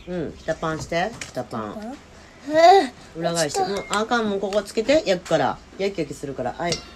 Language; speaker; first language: Japanese; native; Japanese